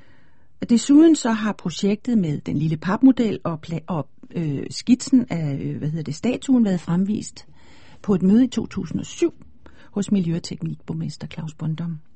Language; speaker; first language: Danish; native; Danish